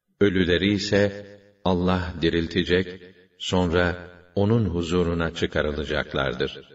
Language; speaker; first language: Turkish; native; Turkish